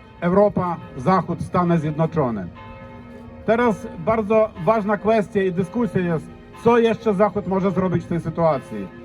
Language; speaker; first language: Polish; non-native, fluent; Ukrainian